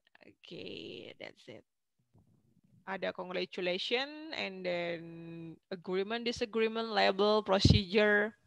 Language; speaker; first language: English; non-native, fluent; Indonesian